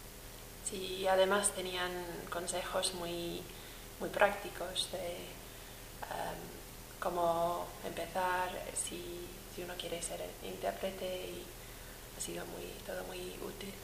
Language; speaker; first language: Spanish; non-native, fluent; English